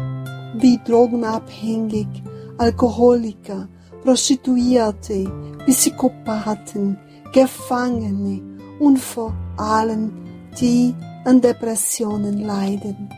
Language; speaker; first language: German; non-native, fluent; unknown